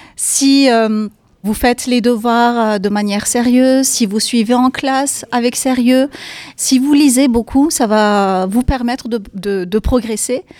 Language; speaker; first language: French; non-native, fluent; Kurdish